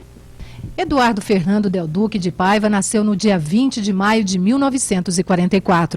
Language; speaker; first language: Portuguese; native; Portuguese